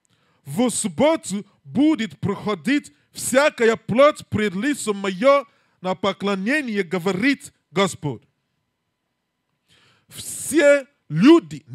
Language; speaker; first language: Russian; non-native, learner; English